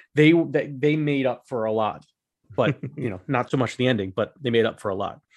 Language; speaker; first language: English; native; English